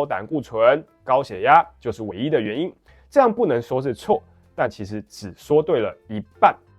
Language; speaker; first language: Chinese; native; Chinese